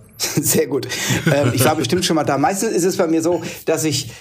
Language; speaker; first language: German; native; German